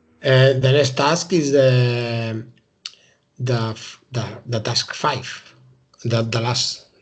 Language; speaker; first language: English; non-native, learner; Spanish